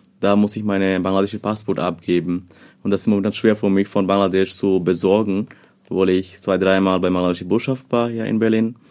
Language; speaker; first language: German; non-native, fluent; Bangla